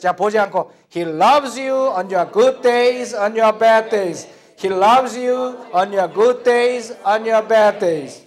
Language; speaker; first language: English; non-native, fluent; Korean